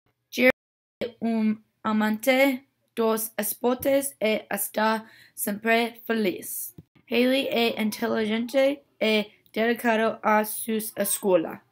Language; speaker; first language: Portuguese; non-native, learner; English